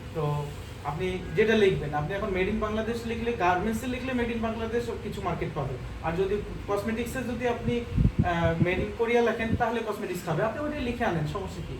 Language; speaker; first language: Bangla; native; Bangla